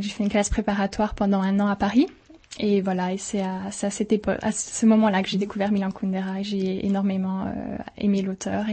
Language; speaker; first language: French; native; French